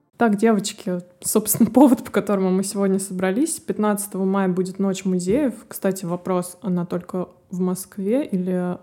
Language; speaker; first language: Russian; native; Russian